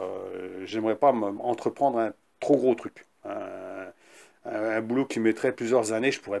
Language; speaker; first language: French; native; French